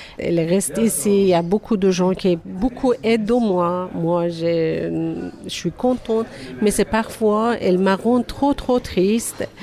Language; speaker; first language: French; non-native, learner; Persian